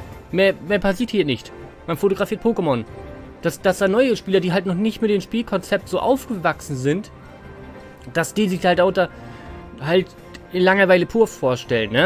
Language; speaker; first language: German; native; German